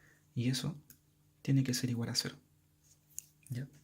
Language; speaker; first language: Spanish; native; Spanish